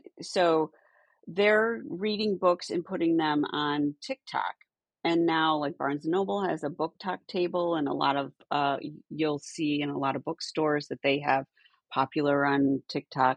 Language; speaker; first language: English; native; English